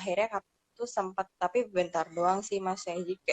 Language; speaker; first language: Indonesian; native; Indonesian